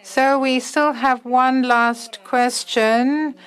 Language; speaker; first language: English; non-native, fluent; German